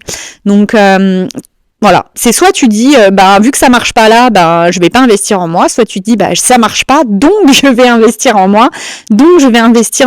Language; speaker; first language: French; native; French